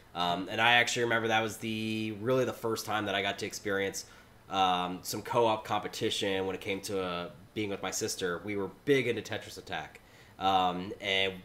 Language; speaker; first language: English; native; English